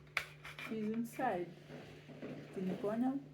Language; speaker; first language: English; non-native, learner; Russian